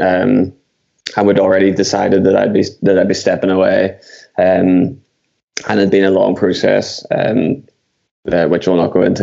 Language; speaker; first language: English; native; English